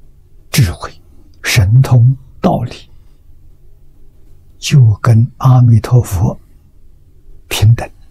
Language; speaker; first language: Chinese; native; Chinese